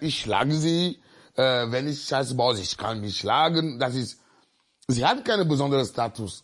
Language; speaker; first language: German; non-native, learner; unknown